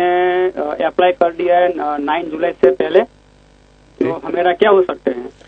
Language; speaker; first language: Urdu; non-native, local second language; Punjabi